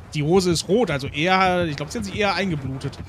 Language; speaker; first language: German; native; German